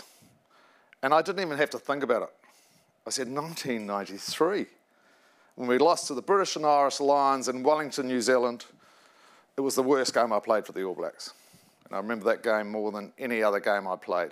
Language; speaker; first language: English; native; English